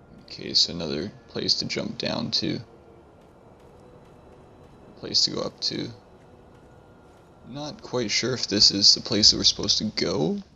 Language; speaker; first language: English; native; English